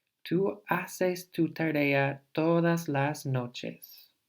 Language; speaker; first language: Spanish; non-native, fluent; English